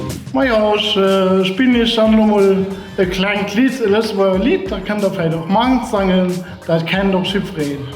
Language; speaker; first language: German; non-native, local second language; Luxembourgish